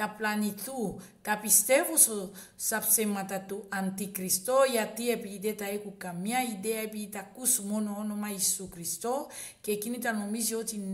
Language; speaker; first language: Greek; non-native, learner; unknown